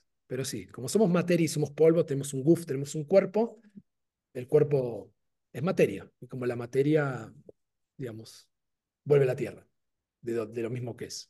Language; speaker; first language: Spanish; native; Spanish